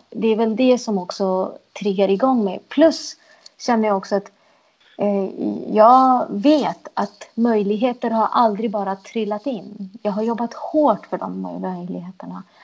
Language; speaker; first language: Swedish; early bilingual, other home language; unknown